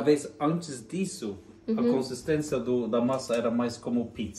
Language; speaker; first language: Portuguese; non-native, fluent; Norwegian